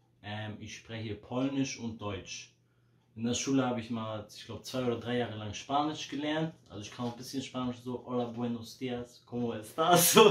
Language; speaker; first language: German; early bilingual, heritage; Polish